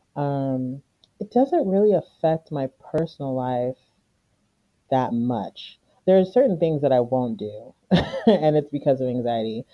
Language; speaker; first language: English; native; English